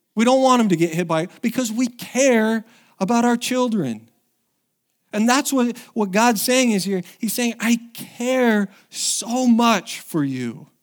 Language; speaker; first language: English; native; English